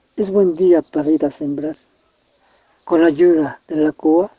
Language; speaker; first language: Spanish; native; Spanish